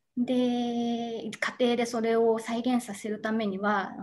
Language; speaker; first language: Japanese; native; Japanese